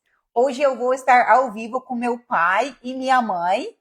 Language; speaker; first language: Portuguese; non-native, fluent; English